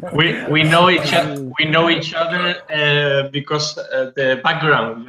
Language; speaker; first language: English; non-native, fluent; Spanish